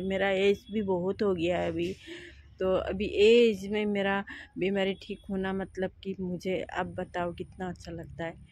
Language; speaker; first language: Hindi; non-native, local second language; Nepali